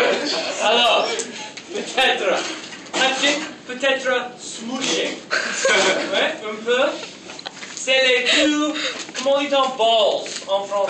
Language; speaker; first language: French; non-native, local second language; English